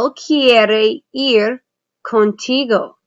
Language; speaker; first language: Spanish; non-native, fluent; English